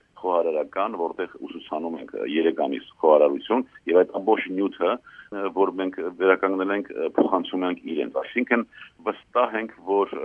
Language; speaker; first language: Armenian; native; Armenian